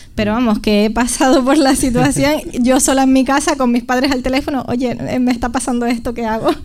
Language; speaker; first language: Spanish; native; Spanish